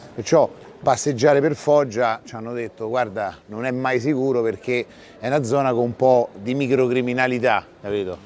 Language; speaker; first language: Italian; native; Italian